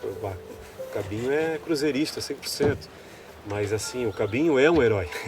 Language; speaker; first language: Portuguese; native; Portuguese